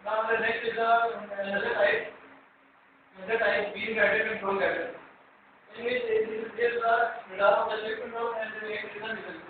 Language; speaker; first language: English; non-native, learner; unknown